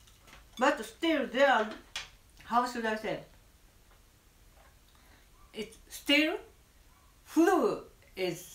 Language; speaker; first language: English; non-native, learner; Japanese